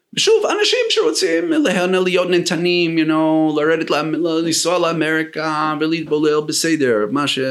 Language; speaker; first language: Hebrew; non-native, fluent; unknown